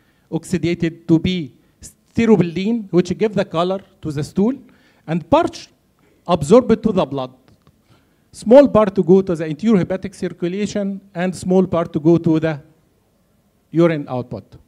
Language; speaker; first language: English; non-native, fluent; Arabic